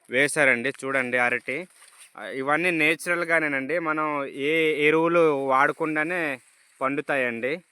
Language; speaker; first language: Telugu; non-native, local second language; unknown